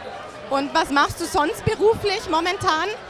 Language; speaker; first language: German; native; German